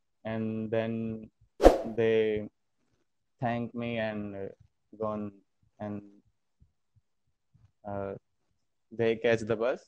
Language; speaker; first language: English; non-native, learner; Hindi